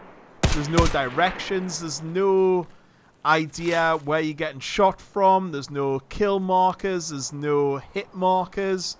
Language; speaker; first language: English; native; English